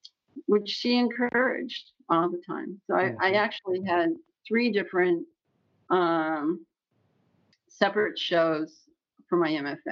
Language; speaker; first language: English; native; English